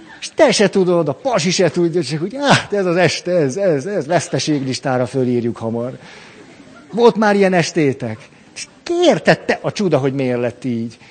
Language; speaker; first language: Hungarian; native; Hungarian